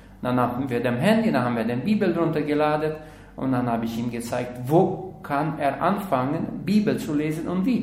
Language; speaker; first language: German; non-native, learner; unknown